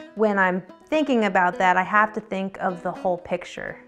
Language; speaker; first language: English; native; English